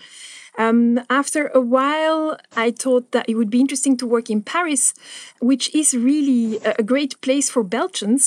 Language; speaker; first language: English; non-native, fluent; Dutch